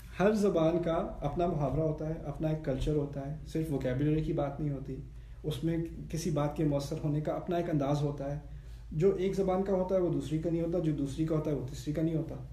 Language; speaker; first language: Urdu; early bilingual, heritage; Urdu